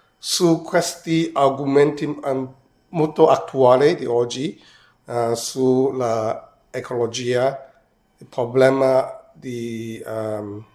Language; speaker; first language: Italian; non-native, fluent; Cantonese